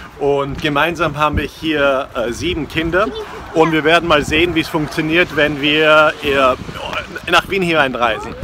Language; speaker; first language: German; non-native, fluent; English